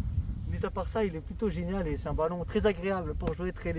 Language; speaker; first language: French; native; French